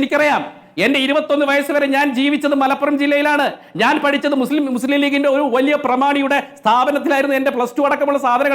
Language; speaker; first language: Malayalam; native; Malayalam